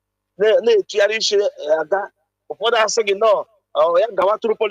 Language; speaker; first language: English; non-native, local second language; Igbo